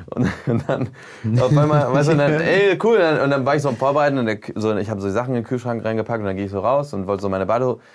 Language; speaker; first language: German; early bilingual, heritage; German